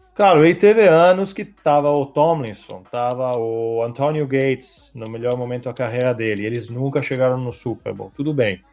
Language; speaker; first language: Portuguese; non-native, fluent; Italian